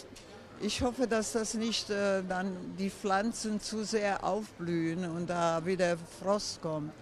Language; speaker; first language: German; non-native, fluent; Croatian